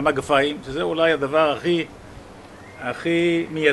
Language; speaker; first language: Hebrew; early bilingual, other home language; Polish